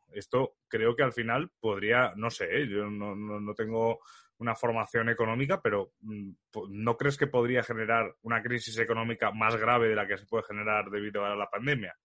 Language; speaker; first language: Spanish; native; Spanish